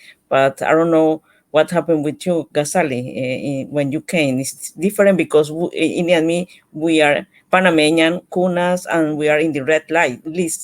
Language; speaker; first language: English; non-native, learner; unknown